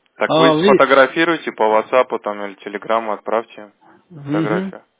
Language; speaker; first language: Russian; native; Russian